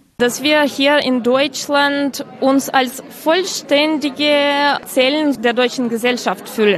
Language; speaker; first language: German; non-native, learner; Ukrainian